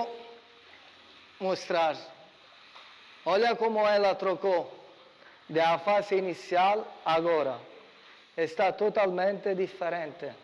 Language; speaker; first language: Portuguese; non-native, learner; Italian